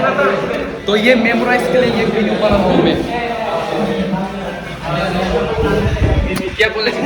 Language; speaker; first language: Hindi; non-native, local second language; Kok Borok